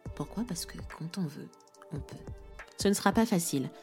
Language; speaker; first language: French; non-native, local second language; Lingala